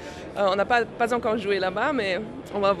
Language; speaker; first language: French; non-native, learner; German